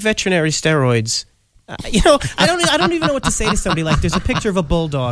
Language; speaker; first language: English; native; English